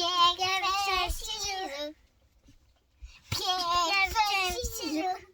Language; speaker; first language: French; native; French